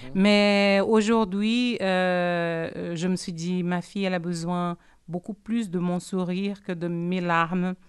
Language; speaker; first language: French; non-native, fluent; Portuguese